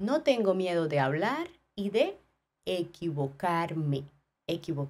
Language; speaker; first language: Spanish; non-native, fluent; French